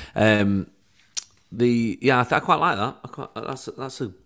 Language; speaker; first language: English; native; English